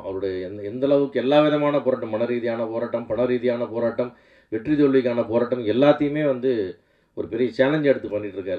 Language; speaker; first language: Tamil; native; Tamil